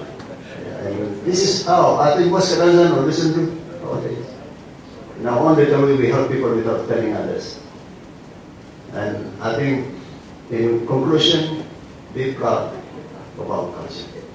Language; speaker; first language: English; non-native, local second language; Central Dusun